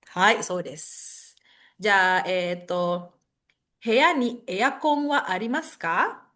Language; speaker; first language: Japanese; non-native, fluent; Indonesian